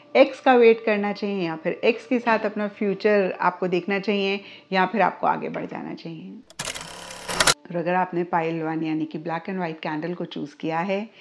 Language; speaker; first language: Hindi; native; Hindi